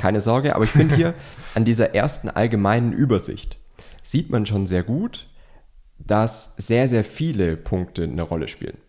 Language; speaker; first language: German; native; German